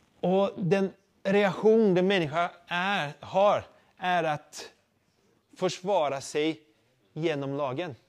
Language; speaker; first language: Swedish; non-native, fluent; Portuguese